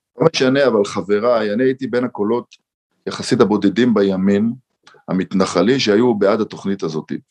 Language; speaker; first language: Hebrew; native; Hebrew